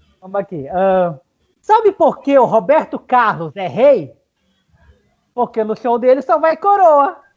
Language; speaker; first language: Portuguese; native; Portuguese